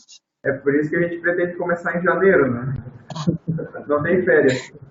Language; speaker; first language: Portuguese; native; Portuguese